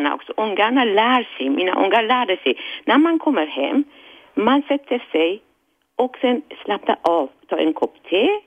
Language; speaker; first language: Swedish; non-native, fluent; Persian